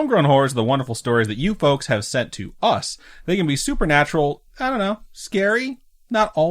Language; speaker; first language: English; native; English